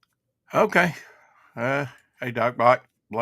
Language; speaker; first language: English; native; English